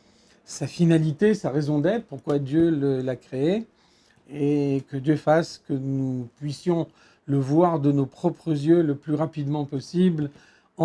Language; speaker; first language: French; native; French